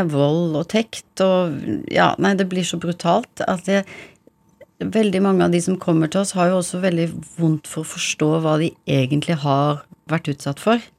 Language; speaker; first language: Norwegian; early bilingual, heritage; English